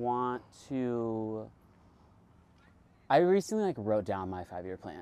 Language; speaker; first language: English; native; English